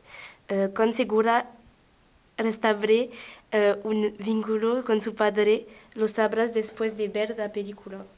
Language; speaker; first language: Spanish; non-native, learner; French